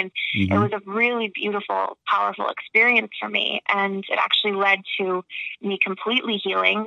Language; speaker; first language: English; native; English